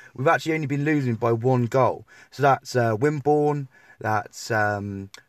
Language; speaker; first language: English; native; English